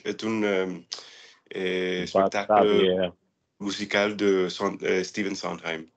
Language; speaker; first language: French; non-native, learner; English